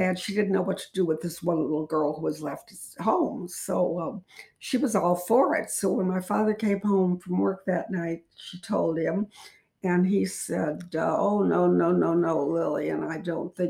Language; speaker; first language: English; native; English